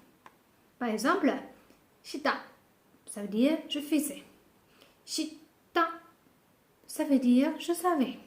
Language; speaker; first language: French; non-native, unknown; Japanese